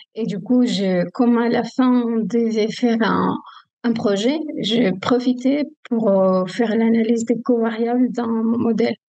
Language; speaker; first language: French; non-native, fluent; Spanish